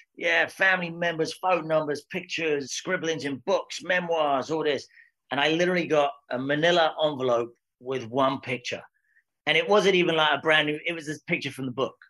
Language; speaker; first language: English; native; English